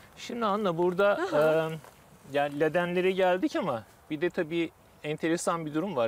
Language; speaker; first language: Turkish; native; Turkish